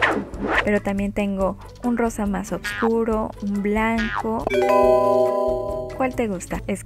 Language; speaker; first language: Spanish; native; Spanish